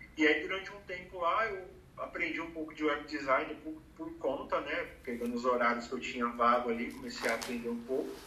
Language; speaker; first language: Portuguese; native; Portuguese